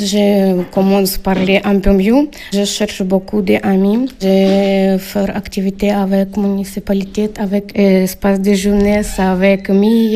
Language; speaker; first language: French; non-native, learner; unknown